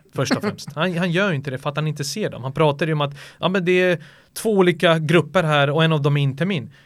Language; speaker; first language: Swedish; early bilingual, other home language; Bosnian